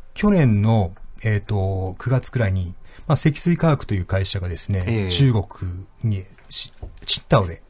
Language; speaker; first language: Japanese; native; Japanese